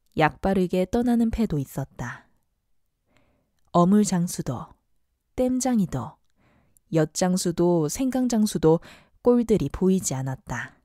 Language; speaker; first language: Korean; native; Korean